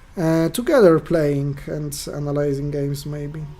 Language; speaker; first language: English; non-native, fluent; Polish